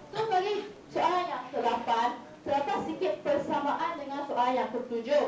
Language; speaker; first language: Malay; non-native, local second language; Chinese